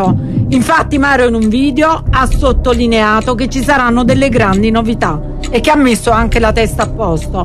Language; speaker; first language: Italian; native; Italian